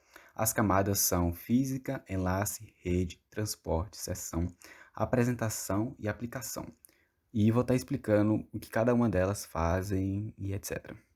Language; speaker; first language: Portuguese; native; Portuguese